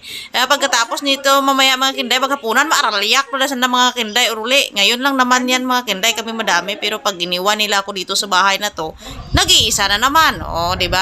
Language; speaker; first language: Filipino; non-native, local second language; Cebuano